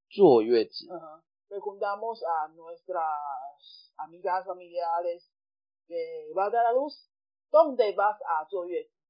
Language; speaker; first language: Spanish; non-native, fluent; Chinese